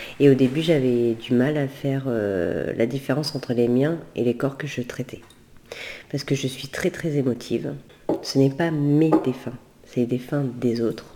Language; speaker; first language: French; native; French